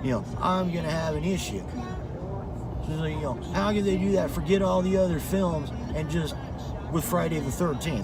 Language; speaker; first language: English; native; English